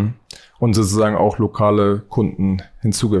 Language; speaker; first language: German; native; German